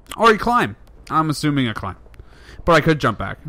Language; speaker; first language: English; native; English